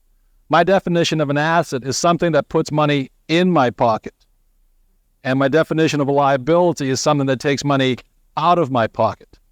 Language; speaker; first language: English; native; English